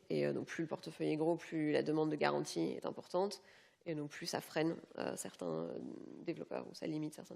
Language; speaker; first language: French; native; French